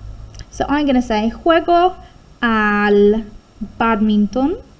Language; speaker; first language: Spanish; non-native, fluent; English